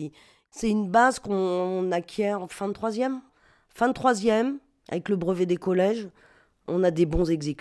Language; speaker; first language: French; native; French